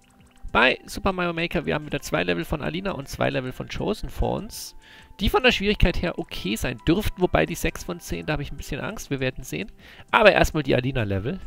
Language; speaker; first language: German; native; German